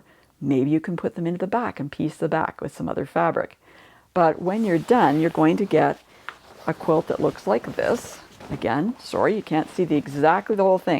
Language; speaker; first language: English; native; English